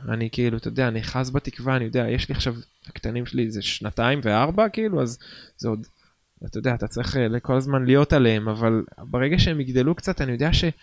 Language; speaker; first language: Hebrew; native; Hebrew